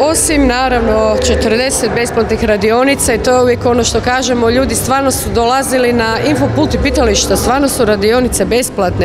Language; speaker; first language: Croatian; native; Croatian